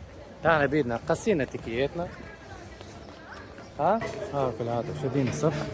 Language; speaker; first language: Arabic; native; Arabic